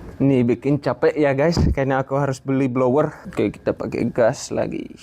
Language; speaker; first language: Indonesian; non-native, fluent; Dutch